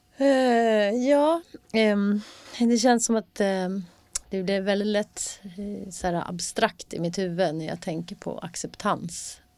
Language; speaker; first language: Swedish; native; Swedish